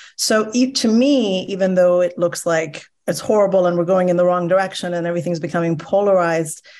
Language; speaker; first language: English; early bilingual, other home language; Persian